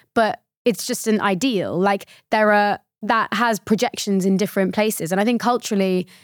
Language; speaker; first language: English; early bilingual, other home language; Swahili